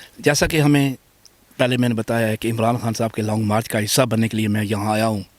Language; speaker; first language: Urdu; native; Urdu